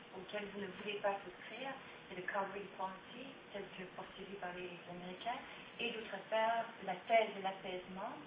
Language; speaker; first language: French; native; French